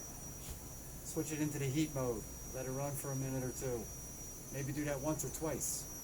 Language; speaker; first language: English; native; English